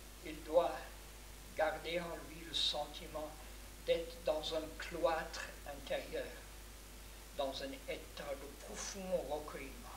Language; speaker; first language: French; non-native, fluent; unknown